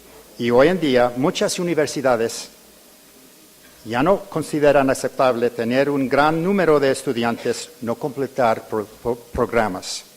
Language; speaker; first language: Spanish; early bilingual, heritage; English